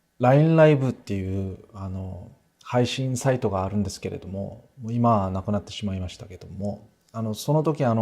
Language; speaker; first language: Japanese; non-native, fluent; Korean